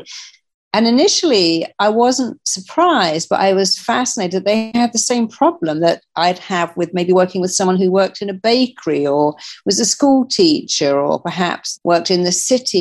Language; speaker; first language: English; native; English